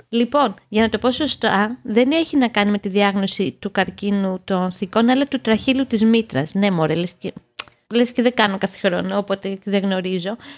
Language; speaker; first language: Greek; native; Greek